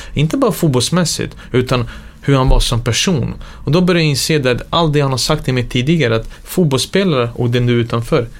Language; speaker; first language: Swedish; early bilingual, other home language; Serbian